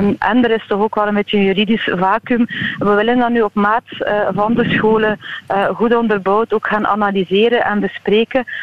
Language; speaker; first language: Dutch; native; Dutch